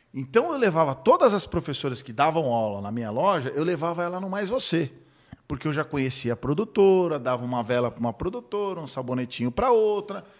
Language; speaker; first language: Portuguese; early bilingual, other home language; Hebrew